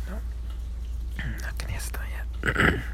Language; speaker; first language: Russian; non-native, learner; English